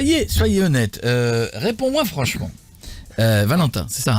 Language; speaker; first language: French; native; French